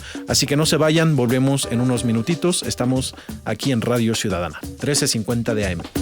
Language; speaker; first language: Spanish; native; Spanish